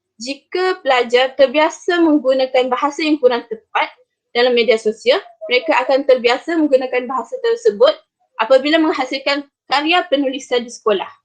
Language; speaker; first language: Malay; native; Malay